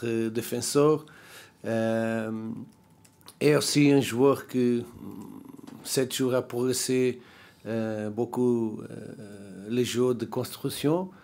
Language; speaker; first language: French; non-native, learner; Portuguese